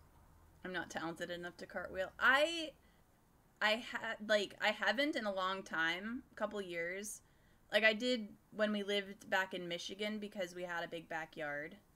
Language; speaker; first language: English; native; English